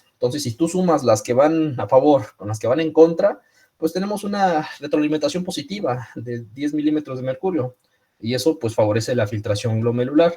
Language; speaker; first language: Spanish; native; Spanish